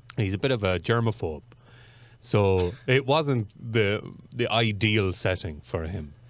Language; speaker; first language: English; native; English